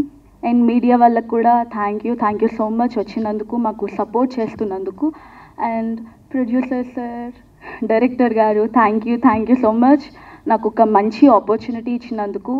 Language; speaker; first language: Telugu; non-native, fluent; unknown